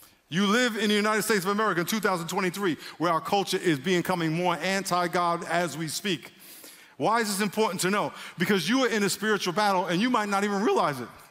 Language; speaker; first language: English; native; English